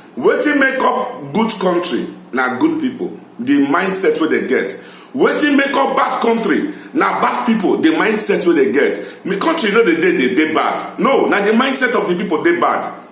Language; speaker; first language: Nigerian Pidgin; non-native, local second language; Igbo